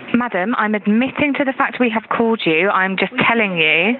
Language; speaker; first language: English; native; English